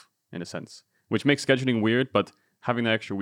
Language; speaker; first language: English; native; English